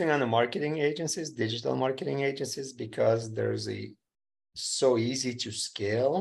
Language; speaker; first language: English; non-native, fluent; Ukrainian